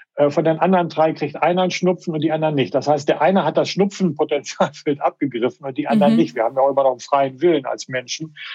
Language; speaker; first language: German; native; German